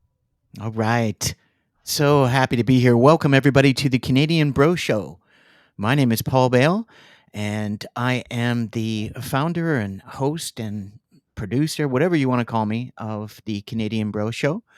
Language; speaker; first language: English; native; English